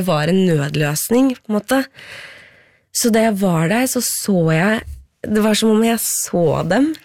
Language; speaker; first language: Norwegian; early bilingual, other home language; Persian